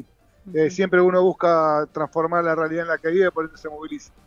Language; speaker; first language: Spanish; native; Spanish